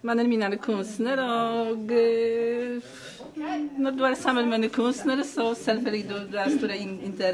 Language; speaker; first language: Norwegian; non-native, learner; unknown